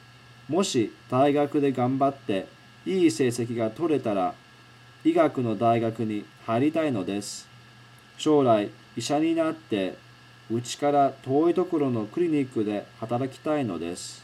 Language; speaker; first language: Japanese; early bilingual, heritage; Japanese